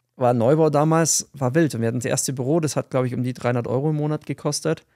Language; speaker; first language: German; native; German